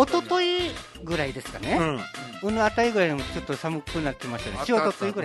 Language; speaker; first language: Japanese; native; Japanese